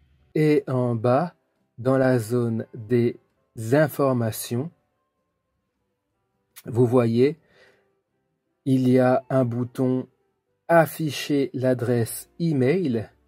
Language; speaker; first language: French; native; French